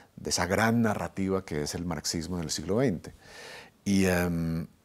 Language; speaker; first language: Spanish; native; Spanish